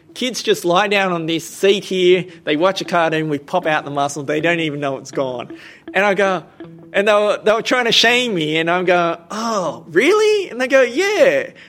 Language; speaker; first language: English; native; English